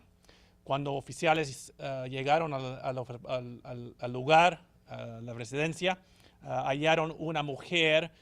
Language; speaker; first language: Spanish; early bilingual, heritage; Spanish